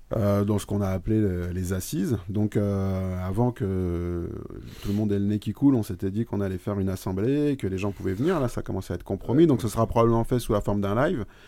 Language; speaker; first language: French; native; French